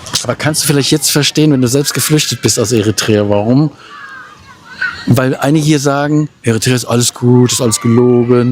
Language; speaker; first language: German; native; German